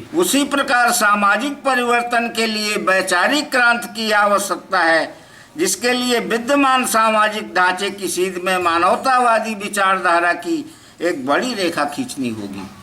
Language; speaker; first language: Hindi; native; Hindi